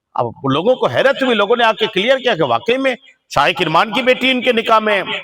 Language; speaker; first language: Urdu; native; Urdu